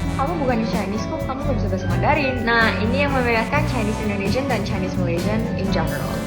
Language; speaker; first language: Indonesian; native; Indonesian